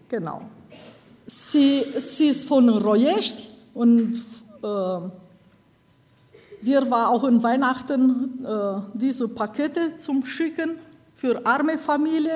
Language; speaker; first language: German; non-native, learner; Romanian